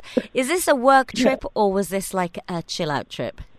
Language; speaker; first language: English; native; English